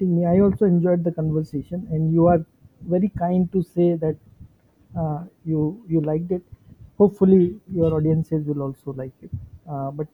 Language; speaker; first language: English; non-native, local second language; Hindi